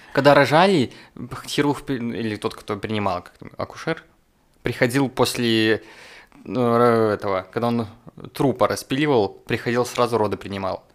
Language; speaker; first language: Russian; native; Russian